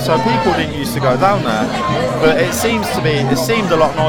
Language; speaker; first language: English; native; English